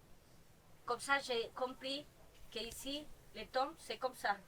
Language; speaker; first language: French; non-native, fluent; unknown